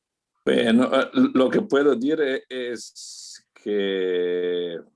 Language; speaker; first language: Spanish; non-native, learner; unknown